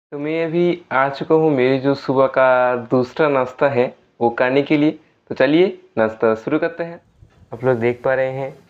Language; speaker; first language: Hindi; non-native, local second language; Bangla